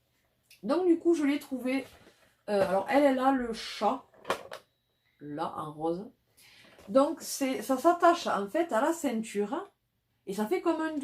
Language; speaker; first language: French; native; French